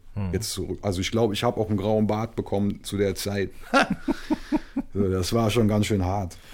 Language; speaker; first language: German; native; German